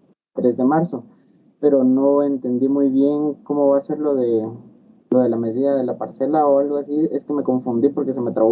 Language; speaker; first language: Spanish; native; Spanish